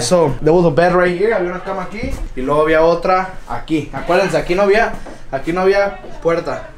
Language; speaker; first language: Spanish; early bilingual, heritage; Spanish